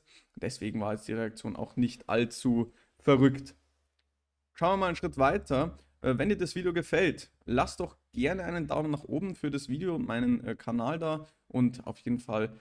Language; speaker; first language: German; native; German